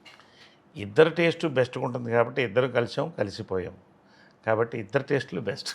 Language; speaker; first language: Telugu; native; Telugu